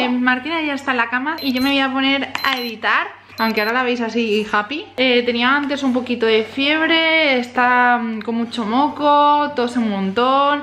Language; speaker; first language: Spanish; native; Spanish